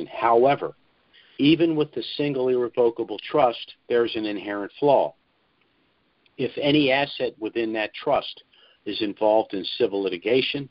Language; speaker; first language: English; native; English